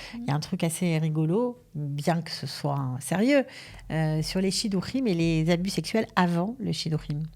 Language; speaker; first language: French; native; French